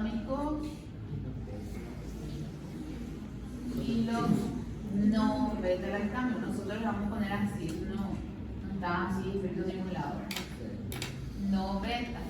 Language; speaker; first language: Spanish; native; Spanish